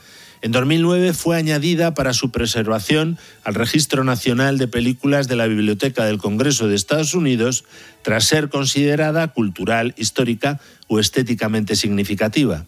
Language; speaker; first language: Spanish; native; Spanish